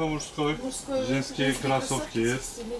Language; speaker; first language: Russian; non-native, local second language; Turkish